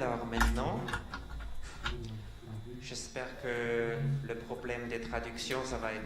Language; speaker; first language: French; non-native, fluent; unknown